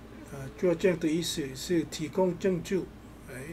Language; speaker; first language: Chinese; non-native, learner; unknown